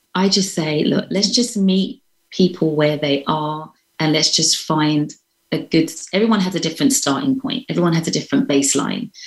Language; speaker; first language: English; native; English